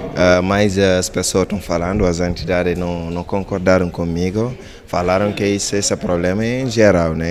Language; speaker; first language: Portuguese; non-native, fluent; Wolof